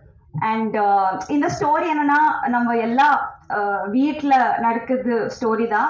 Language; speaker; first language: Tamil; non-native, learner; Telugu